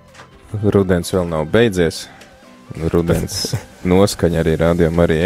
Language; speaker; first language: Latvian; native; Latvian